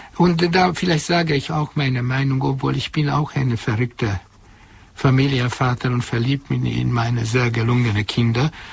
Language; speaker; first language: German; non-native, fluent; Hungarian